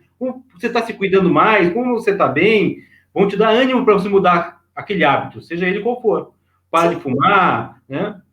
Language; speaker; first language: Portuguese; native; Portuguese